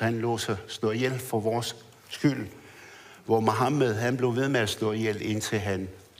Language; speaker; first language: Danish; early bilingual, other home language; Arabic